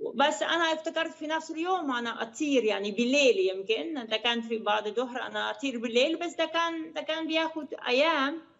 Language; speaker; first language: Arabic; non-native, learner; Dutch